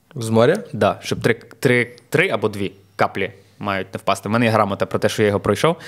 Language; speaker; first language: Ukrainian; native; Ukrainian